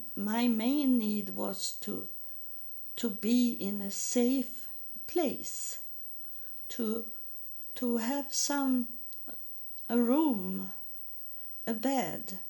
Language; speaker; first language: English; non-native, learner; Swedish